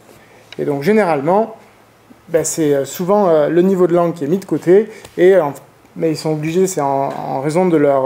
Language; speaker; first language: French; native; French